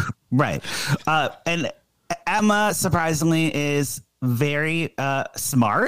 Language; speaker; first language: English; native; English